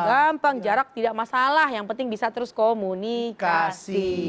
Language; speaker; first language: Indonesian; native; Indonesian